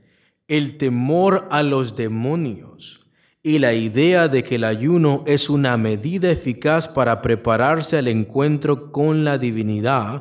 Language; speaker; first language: Spanish; native; Spanish